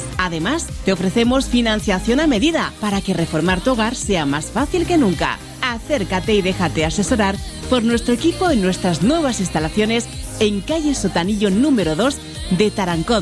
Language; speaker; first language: Spanish; native; Spanish